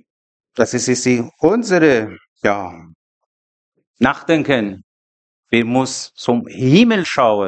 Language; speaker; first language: German; non-native, learner; Persian